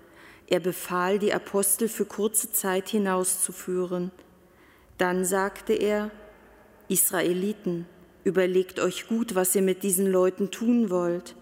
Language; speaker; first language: German; native; German